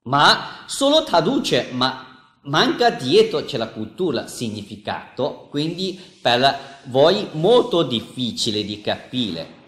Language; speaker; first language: Italian; non-native, learner; Chinese